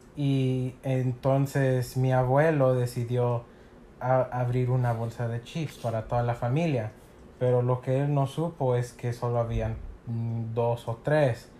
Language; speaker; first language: Spanish; early bilingual, heritage; Spanish